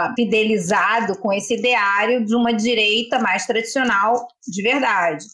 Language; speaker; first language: Portuguese; native; Portuguese